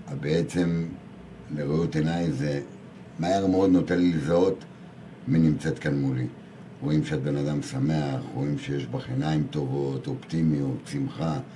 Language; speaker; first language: Hebrew; native; Hebrew